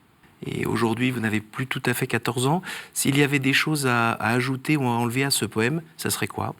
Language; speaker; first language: French; native; French